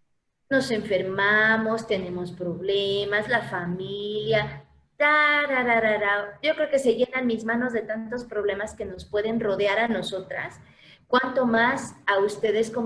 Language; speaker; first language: Spanish; native; Spanish